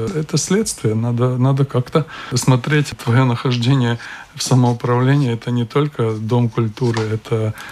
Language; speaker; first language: Russian; non-native, local second language; Latvian